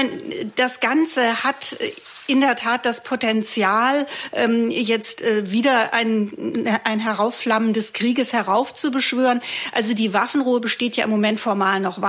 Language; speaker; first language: German; native; German